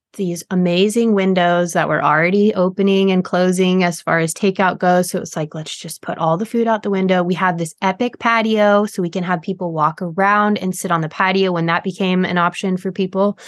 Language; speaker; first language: English; native; English